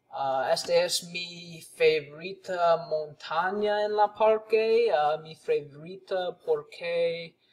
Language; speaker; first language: Spanish; non-native, learner; English